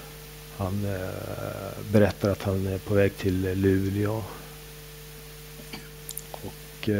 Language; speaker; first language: Swedish; native; Swedish